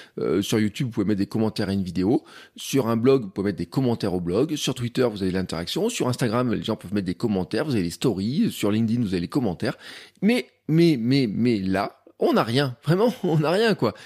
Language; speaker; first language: French; native; French